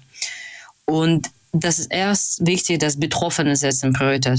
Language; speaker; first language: German; non-native, fluent; Russian